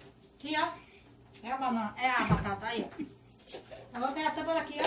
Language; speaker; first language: Portuguese; native; Portuguese